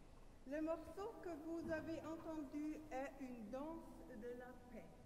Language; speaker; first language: French; non-native, fluent; German